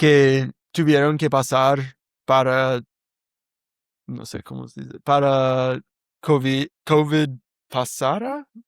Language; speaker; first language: Spanish; non-native, learner; English